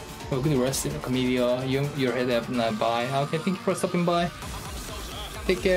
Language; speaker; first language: English; non-native, fluent; Japanese